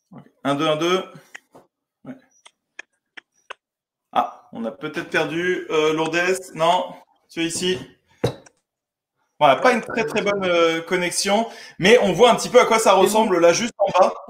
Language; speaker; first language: French; native; French